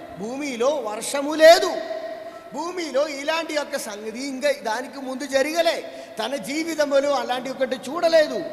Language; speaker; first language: Telugu; non-native, fluent; Malayalam